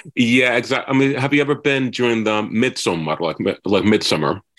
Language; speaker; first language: English; non-native, fluent; Finnish